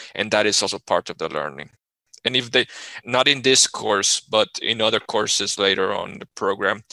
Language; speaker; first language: English; non-native, fluent; Spanish